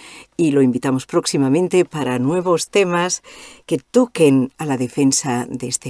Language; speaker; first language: Spanish; native; Spanish